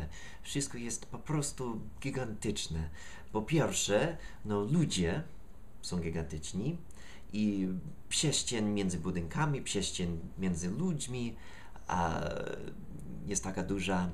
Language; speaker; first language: Polish; non-native, learner; English